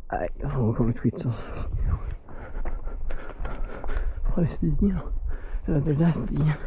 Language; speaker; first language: Swedish; native; Swedish